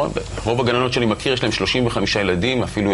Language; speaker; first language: Hebrew; native; Hebrew